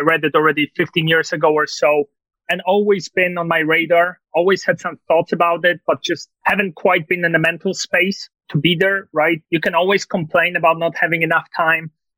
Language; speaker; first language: English; non-native, fluent; Polish